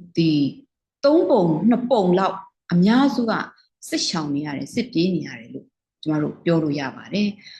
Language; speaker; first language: Burmese; non-native, local second language; Kachin